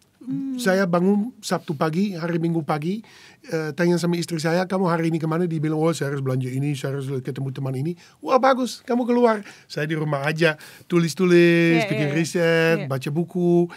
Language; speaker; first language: Indonesian; non-native, fluent; Dutch